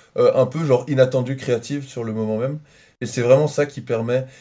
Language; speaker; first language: French; native; French